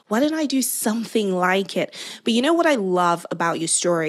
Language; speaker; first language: English; non-native, local second language; Yoruba